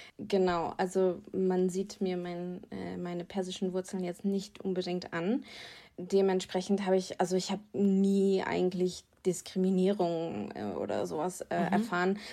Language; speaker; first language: German; native; German